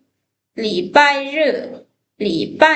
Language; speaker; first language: Chinese; non-native, fluent; Lao